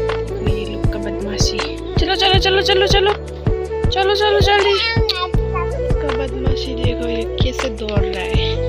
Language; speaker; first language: Hindi; non-native, local second language; Bodo